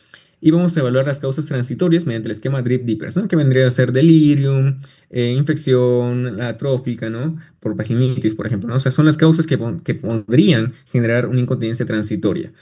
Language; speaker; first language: Spanish; native; Spanish